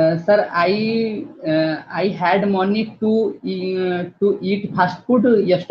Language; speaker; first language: English; non-native, learner; Odia